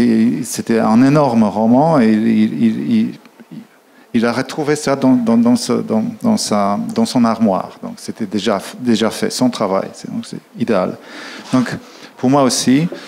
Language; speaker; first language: French; non-native, fluent; Polish